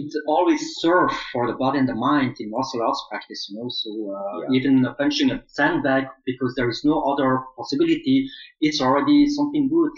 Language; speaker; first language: English; non-native, fluent; Dutch